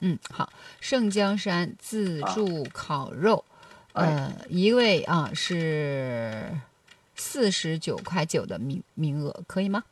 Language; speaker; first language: Chinese; native; Chinese